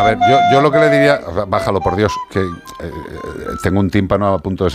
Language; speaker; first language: Spanish; native; Spanish